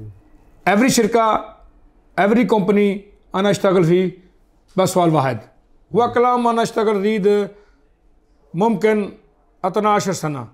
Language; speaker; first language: Arabic; non-native, learner; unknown